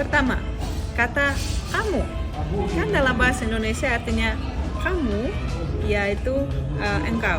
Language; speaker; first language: Indonesian; non-native, fluent; Russian